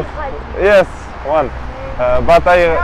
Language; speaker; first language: English; non-native, learner; Kazakh